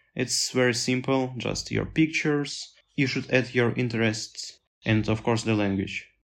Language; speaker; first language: English; non-native, fluent; Russian